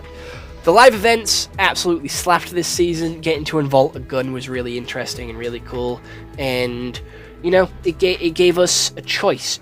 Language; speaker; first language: English; native; English